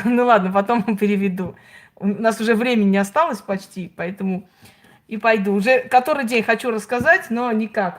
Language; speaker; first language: Russian; native; Russian